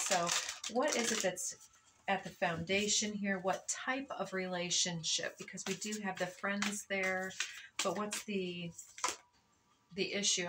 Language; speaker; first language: English; native; English